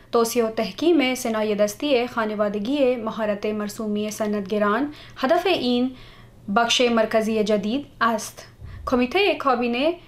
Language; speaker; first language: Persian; non-native, fluent; Hindi